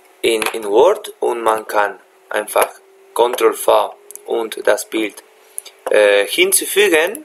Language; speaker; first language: German; non-native, fluent; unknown